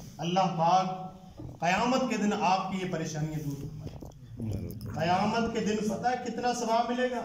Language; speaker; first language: Urdu; non-native, local second language; Punjabi